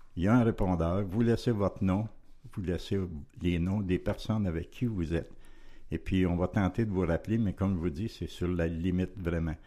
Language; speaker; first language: French; native; French